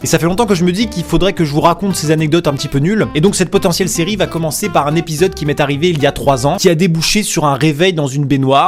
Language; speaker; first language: French; native; French